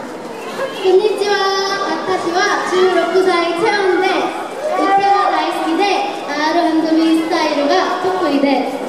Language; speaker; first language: Japanese; non-native, learner; Korean